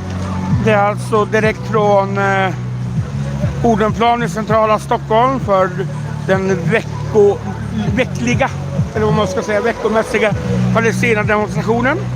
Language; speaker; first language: Swedish; native; Swedish